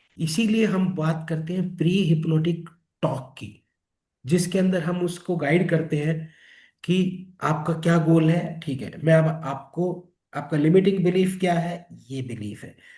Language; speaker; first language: Hindi; native; Hindi